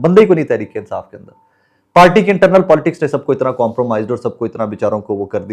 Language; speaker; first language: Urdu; non-native, local second language; Punjabi